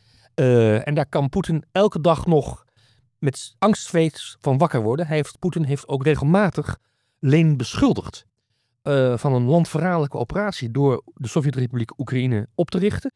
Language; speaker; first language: Dutch; native; Dutch